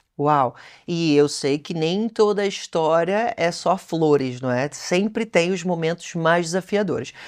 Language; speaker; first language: Portuguese; native; Portuguese